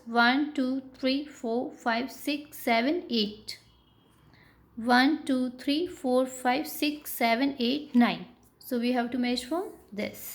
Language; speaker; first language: English; non-native, local second language; Hindi